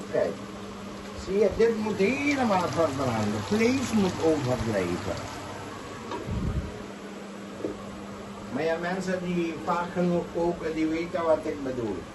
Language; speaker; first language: Dutch; non-native, local second language; Caribbean Hindustani